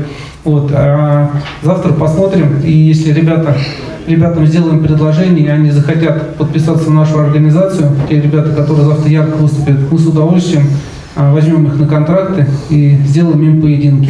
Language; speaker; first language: Russian; native; Russian